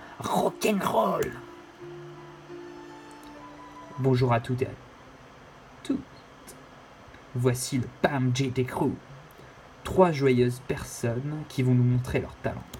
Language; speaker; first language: French; native; French